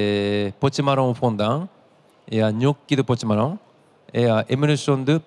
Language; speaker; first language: French; non-native, learner; Japanese